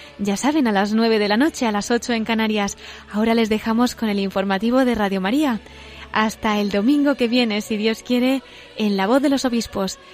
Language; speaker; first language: Spanish; native; Spanish